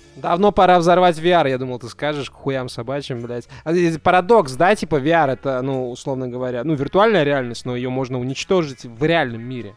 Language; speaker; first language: Russian; native; Russian